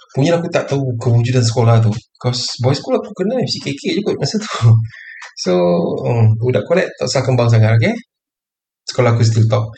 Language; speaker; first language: Malay; native; Malay